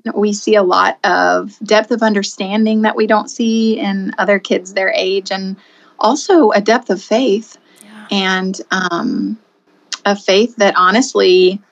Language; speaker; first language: English; native; English